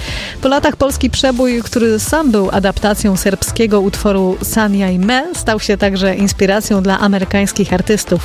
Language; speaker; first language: Polish; native; Polish